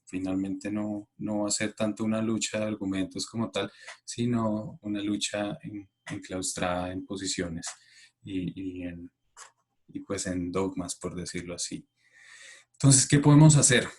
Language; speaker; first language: Spanish; native; Spanish